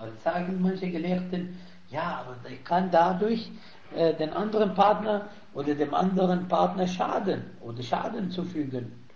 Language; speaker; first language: German; non-native, fluent; Arabic